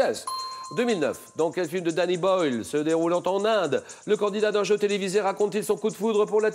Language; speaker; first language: French; native; French